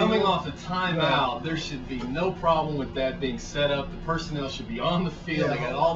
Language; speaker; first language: English; native; English